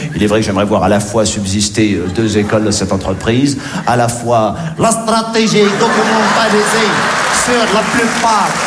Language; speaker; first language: French; native; French